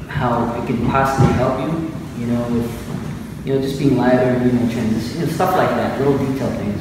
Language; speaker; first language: English; native; English